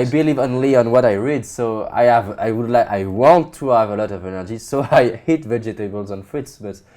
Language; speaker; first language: English; non-native, fluent; French